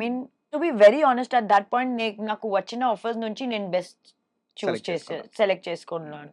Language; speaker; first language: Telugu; non-native, fluent; Hindi